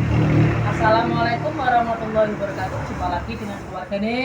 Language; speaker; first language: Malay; non-native, local second language; Javanese